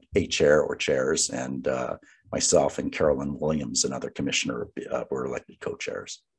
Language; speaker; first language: English; native; English